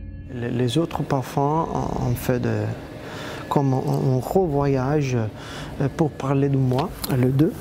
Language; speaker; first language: French; non-native, fluent; Italian